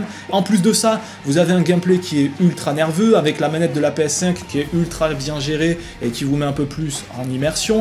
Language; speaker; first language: French; native; French